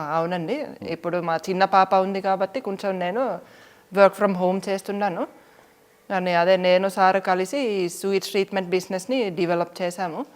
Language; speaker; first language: Telugu; non-native, fluent; Finnish